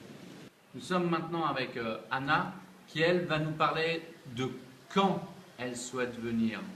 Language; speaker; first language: French; native; French